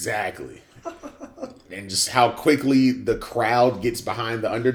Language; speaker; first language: English; native; English